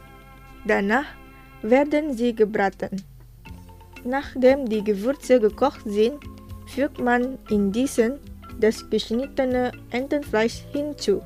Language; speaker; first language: German; non-native, fluent; Indonesian